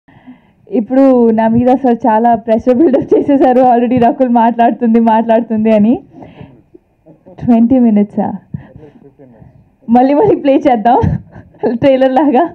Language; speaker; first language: Telugu; non-native, fluent; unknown